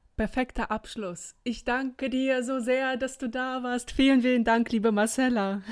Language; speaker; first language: German; early bilingual, other home language; Russian